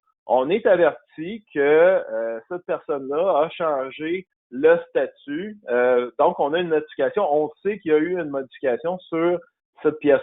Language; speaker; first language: French; native; French